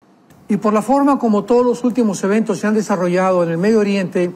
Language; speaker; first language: Spanish; native; Spanish